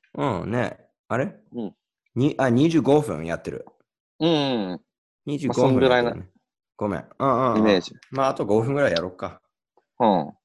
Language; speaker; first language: Japanese; non-native, fluent; English